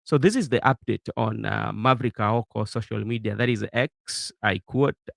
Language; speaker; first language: English; non-native, local second language; Swahili